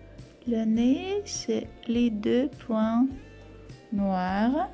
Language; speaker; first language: French; non-native, fluent; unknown